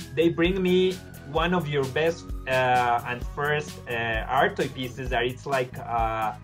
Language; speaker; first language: English; non-native, learner; Spanish